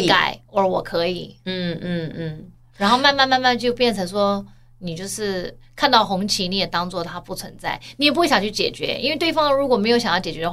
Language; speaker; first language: Chinese; early bilingual, heritage; Chinese